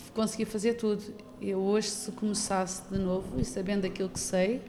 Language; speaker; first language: Portuguese; native; Portuguese